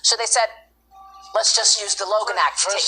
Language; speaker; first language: English; native; English